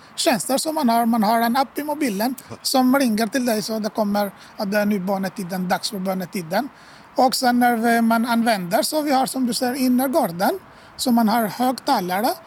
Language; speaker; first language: Swedish; non-native, fluent; Albanian